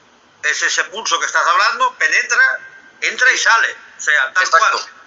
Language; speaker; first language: Spanish; native; Spanish